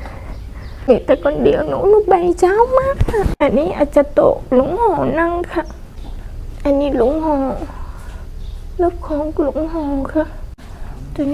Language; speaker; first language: Thai; non-native, learner; Vietnamese